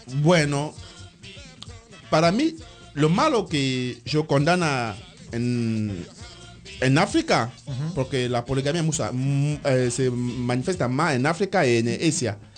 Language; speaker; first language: Spanish; non-native, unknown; French